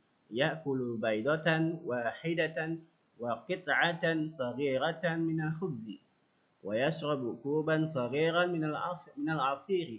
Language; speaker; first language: Arabic; non-native, fluent; Indonesian